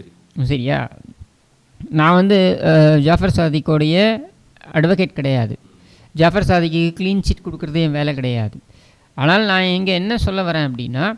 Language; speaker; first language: Tamil; native; Tamil